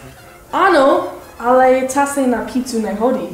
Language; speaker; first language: Czech; non-native, learner; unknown